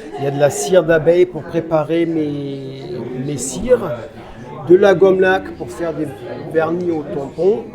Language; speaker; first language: French; non-native, fluent; German